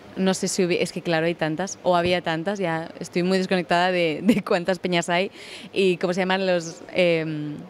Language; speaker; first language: Spanish; native; Spanish